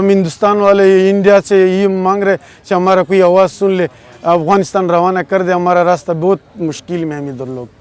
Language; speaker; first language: Hindi; non-native, fluent; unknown